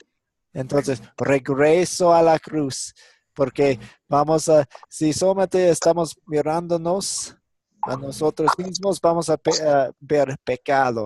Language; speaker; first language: Spanish; non-native, fluent; English